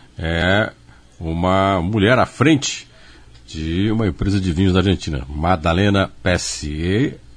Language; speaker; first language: Portuguese; native; Portuguese